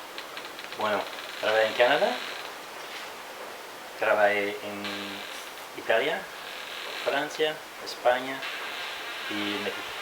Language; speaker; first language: Spanish; non-native, fluent; French